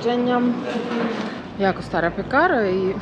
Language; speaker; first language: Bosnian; non-native, fluent; Russian